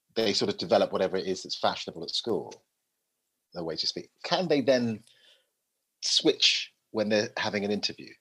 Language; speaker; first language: English; native; English